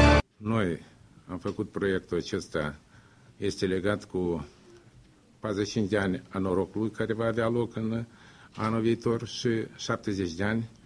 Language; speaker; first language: Romanian; non-native, local second language; Russian